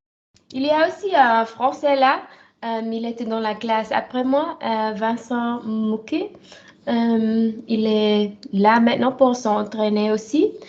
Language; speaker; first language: French; non-native, fluent; German